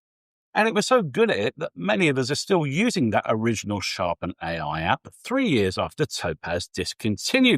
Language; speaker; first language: English; native; English